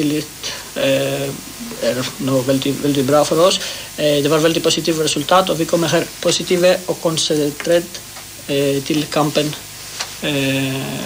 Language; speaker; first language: Swedish; non-native, learner; Greek